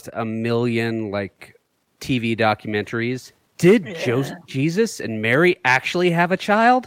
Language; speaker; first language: English; native; English